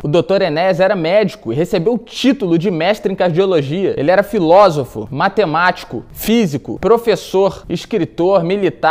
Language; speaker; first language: Portuguese; native; Portuguese